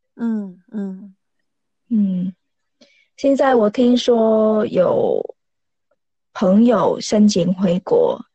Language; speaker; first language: Chinese; non-native, fluent; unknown